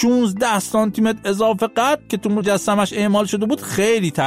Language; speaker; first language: Persian; native; Persian